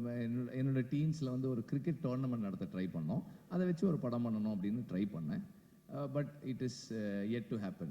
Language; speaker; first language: Tamil; native; Tamil